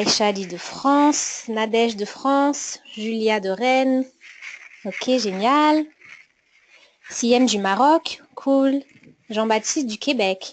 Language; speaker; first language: French; native; French